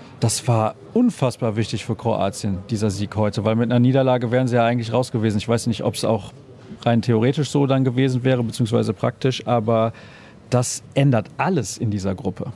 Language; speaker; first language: German; native; German